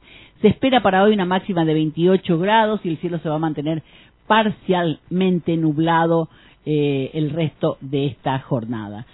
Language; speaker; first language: Spanish; native; Spanish